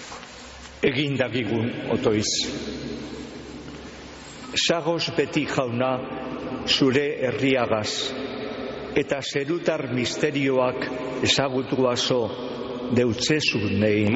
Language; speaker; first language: Basque; native; Basque